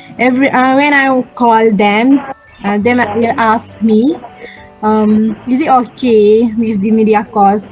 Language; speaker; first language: English; non-native, local second language; Malay